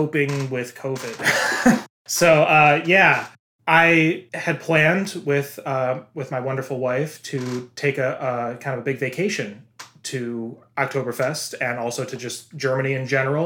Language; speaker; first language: English; native; English